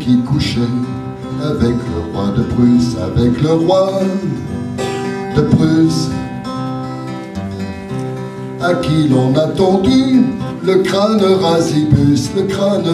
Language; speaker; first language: French; native; French